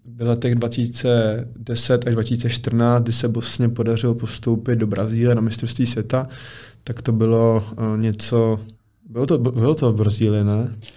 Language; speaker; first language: Czech; early bilingual, other home language; Bosnian